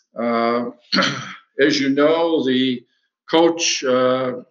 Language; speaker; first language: English; native; English